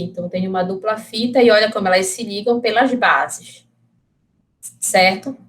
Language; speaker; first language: Portuguese; native; Portuguese